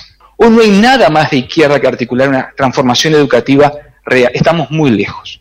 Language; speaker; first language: Spanish; native; Spanish